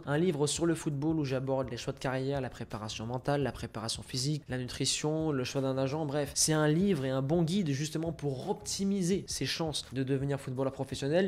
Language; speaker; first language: French; native; French